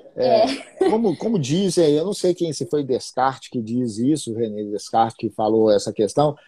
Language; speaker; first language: Portuguese; native; Portuguese